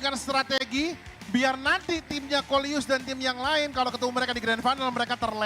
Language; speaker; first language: Indonesian; native; Indonesian